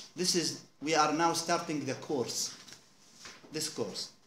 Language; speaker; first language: English; non-native, fluent; Arabic